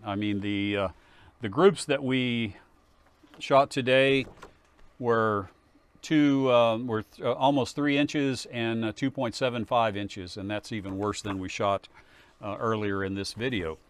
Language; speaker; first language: English; native; English